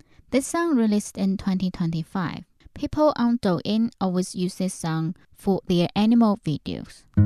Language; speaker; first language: English; non-native, fluent; Chinese